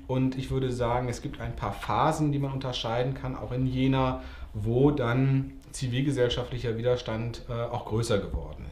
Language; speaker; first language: German; native; German